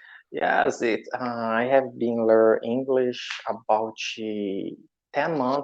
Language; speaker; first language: English; non-native, learner; Portuguese